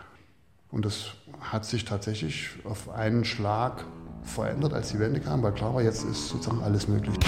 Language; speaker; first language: German; native; German